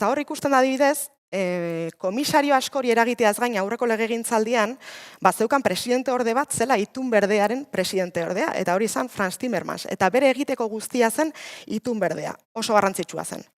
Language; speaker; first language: Basque; native; Basque